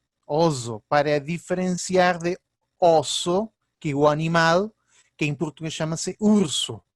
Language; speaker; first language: Portuguese; early bilingual, heritage; Portuguese